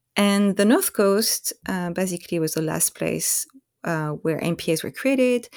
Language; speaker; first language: English; non-native, fluent; French